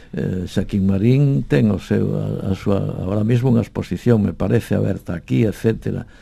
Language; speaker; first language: Galician; native; Galician